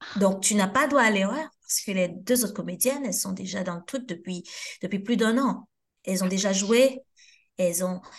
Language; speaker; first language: French; non-native, local second language; Haitian Creole